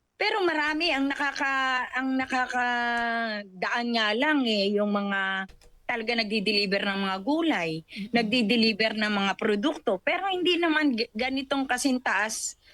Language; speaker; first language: Filipino; native; Filipino